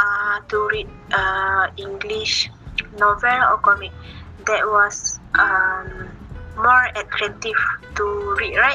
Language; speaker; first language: English; non-native, learner; Malay